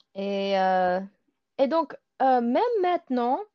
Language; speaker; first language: French; non-native, learner; English